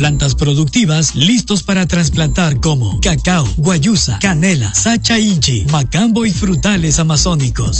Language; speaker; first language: Spanish; native; Spanish